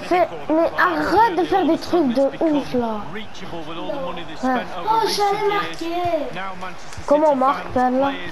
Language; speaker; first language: French; native; French